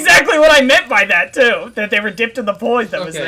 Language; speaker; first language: English; native; English